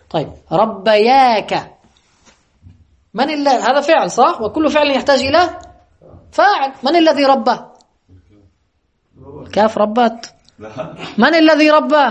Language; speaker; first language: Arabic; native; Arabic